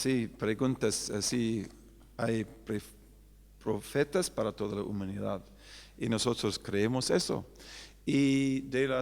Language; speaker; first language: Spanish; non-native, fluent; English